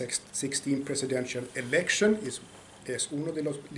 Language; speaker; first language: Spanish; non-native, fluent; Swedish